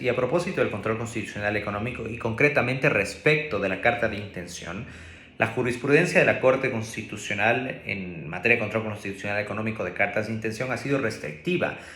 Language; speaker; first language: Spanish; native; Spanish